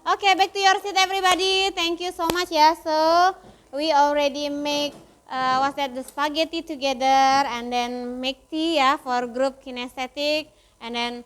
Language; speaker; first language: English; non-native, fluent; Indonesian